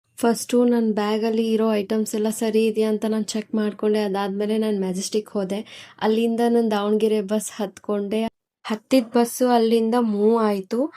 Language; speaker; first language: Kannada; non-native, local second language; Lambadi